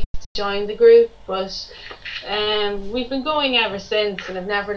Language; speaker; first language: English; native; English